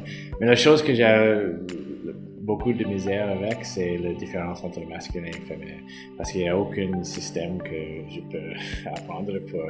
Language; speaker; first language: French; non-native, fluent; English